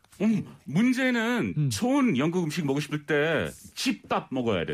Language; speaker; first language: Korean; non-native, learner; English